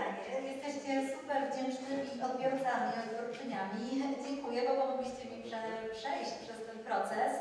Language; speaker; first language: Polish; native; Polish